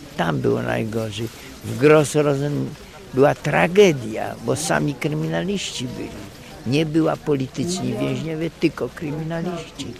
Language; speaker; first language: Polish; native; Polish